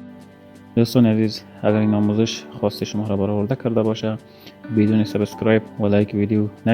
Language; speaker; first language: Persian; native; Persian